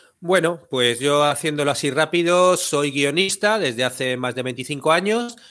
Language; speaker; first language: Spanish; native; Spanish